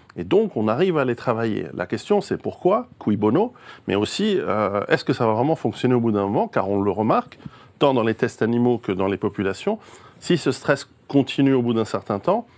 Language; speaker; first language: French; native; French